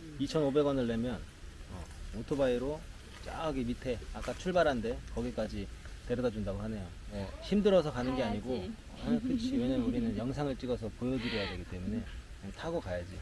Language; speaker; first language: Korean; native; Korean